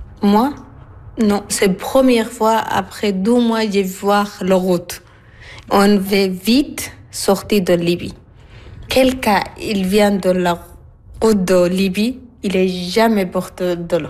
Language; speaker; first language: French; non-native, learner; Arabic